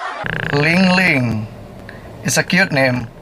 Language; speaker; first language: English; non-native, learner; Indonesian